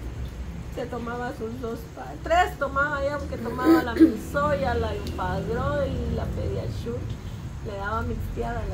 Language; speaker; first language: Spanish; native; Spanish